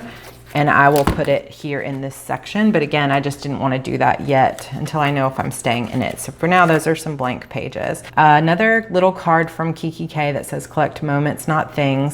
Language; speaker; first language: English; native; English